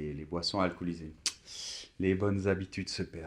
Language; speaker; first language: French; native; French